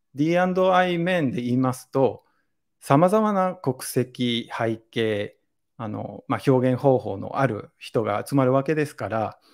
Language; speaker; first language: Japanese; non-native, fluent; Spanish